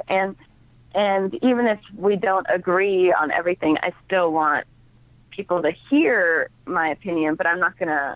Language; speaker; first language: English; native; English